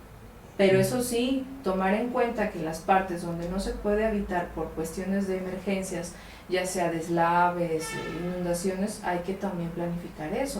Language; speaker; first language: Spanish; native; Spanish